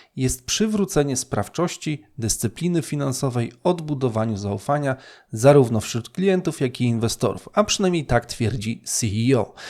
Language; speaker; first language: Polish; native; Polish